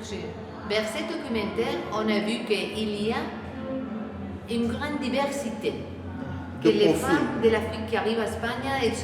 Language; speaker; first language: French; non-native, learner; Spanish